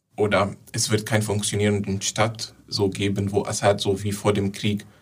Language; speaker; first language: German; non-native, fluent; Arabic